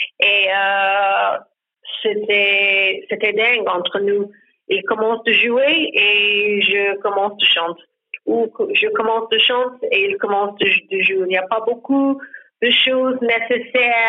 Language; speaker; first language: French; non-native, learner; English